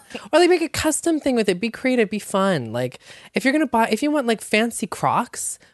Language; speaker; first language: English; native; English